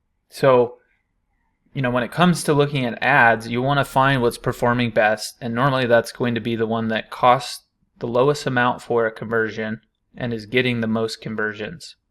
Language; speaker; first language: English; native; English